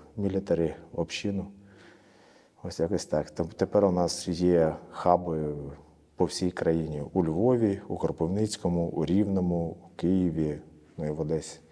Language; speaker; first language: Ukrainian; native; Ukrainian